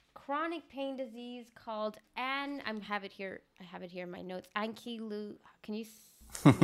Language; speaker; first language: English; early bilingual, other home language; Spanish